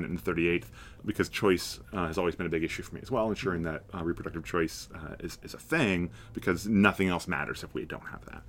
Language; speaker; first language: English; native; English